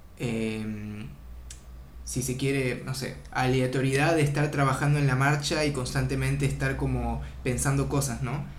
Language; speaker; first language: Spanish; native; Spanish